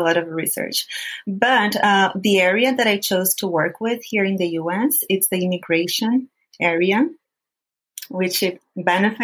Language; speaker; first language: English; non-native, fluent; Portuguese